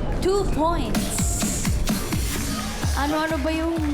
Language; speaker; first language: Filipino; native; Filipino